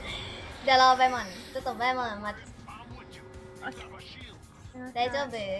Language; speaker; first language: Japanese; non-native, learner; Thai